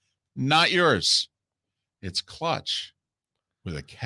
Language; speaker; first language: English; native; English